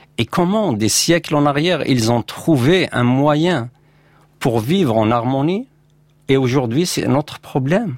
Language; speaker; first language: French; non-native, local second language; Kabyle